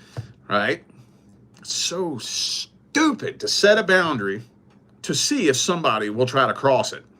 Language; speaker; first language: English; native; English